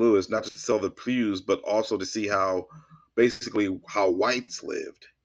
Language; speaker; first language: English; native; English